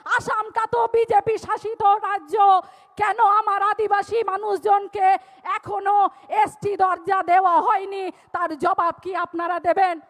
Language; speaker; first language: Bangla; non-native, local second language; Santali